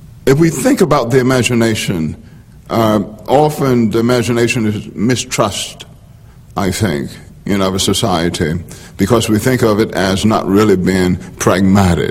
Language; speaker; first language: English; native; English